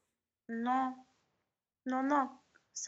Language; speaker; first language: Spanish; non-native, learner; English